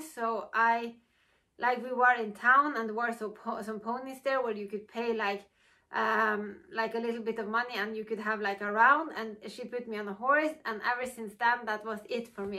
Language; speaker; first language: English; non-native, fluent; Norwegian